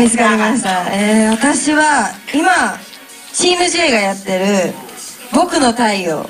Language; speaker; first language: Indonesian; non-native, learner; Japanese